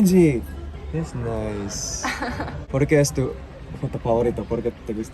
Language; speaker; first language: Spanish; non-native, fluent; Japanese